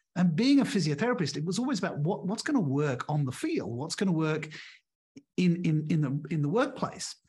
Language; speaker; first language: English; native; English